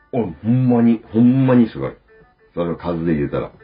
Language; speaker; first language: Japanese; native; Japanese